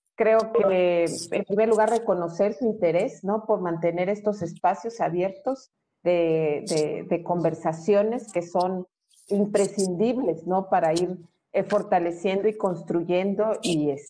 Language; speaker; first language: Spanish; native; Spanish